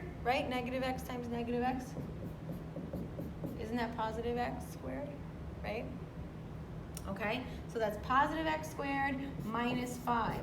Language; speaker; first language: English; native; English